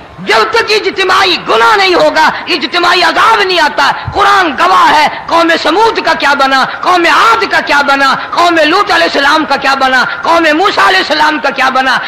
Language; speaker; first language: Urdu; non-native, local second language; Punjabi